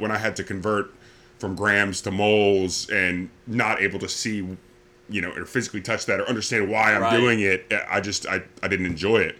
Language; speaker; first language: English; native; English